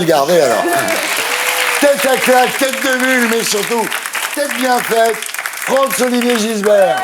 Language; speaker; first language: French; native; French